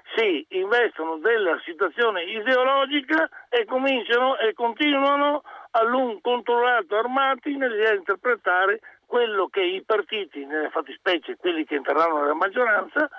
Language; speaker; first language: Italian; native; Italian